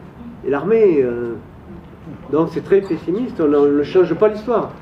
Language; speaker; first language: French; native; French